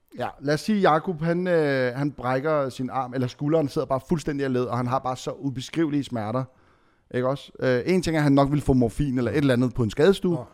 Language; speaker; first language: Danish; early bilingual, other home language; Arabic